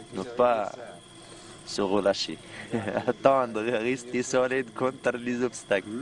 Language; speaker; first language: French; non-native, local second language; Arabic